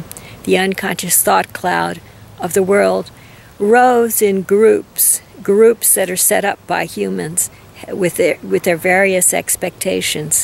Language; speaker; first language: English; native; English